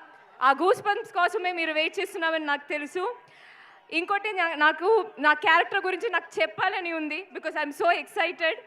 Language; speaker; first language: Telugu; non-native, fluent; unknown